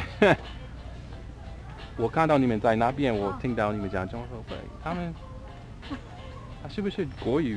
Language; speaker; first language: Chinese; non-native, fluent; English